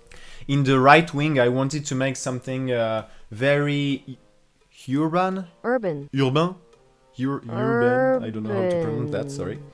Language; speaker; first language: English; non-native, fluent; French